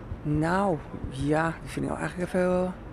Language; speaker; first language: Dutch; native; Dutch